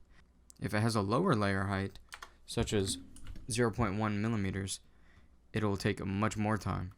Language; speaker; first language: English; native; English